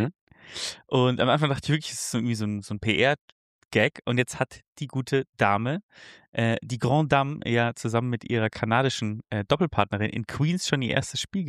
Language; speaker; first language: German; native; German